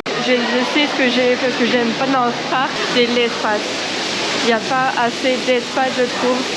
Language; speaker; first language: French; native; French